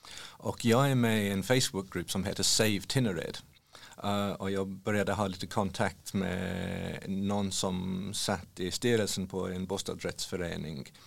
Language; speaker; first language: Swedish; non-native, fluent; English